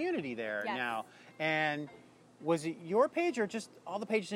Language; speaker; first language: English; native; English